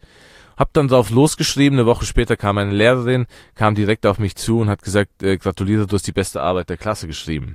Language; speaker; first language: German; early bilingual, other home language; Persian